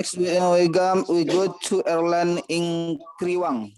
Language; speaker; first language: English; non-native, learner; Indonesian